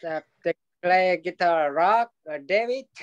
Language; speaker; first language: English; non-native, learner; Thai